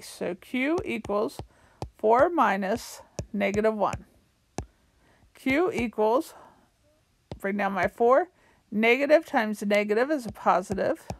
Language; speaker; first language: English; native; English